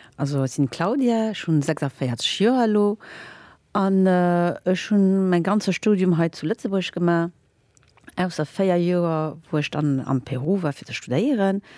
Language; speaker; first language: Luxembourgish; early bilingual, other home language; Spanish